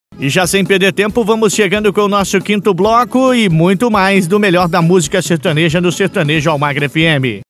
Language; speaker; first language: Portuguese; native; Portuguese